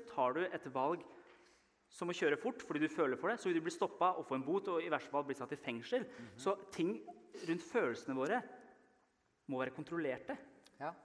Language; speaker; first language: Norwegian; early bilingual, other home language; Persian